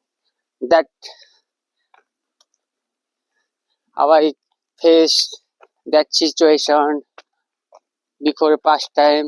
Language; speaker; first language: English; non-native, learner; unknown